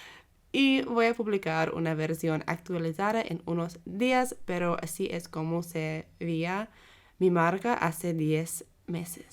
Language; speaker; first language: Spanish; non-native, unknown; English